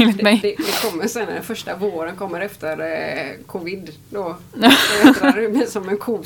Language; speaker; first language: Swedish; native; Swedish